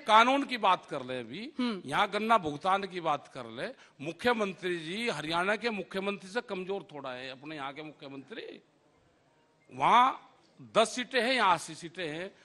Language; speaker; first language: Hindi; native; Hindi